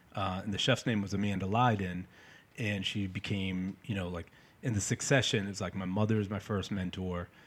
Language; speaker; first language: English; native; English